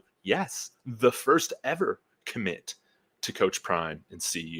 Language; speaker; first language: English; native; English